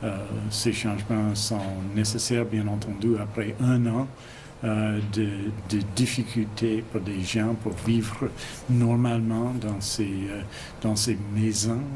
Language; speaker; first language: French; non-native, fluent; English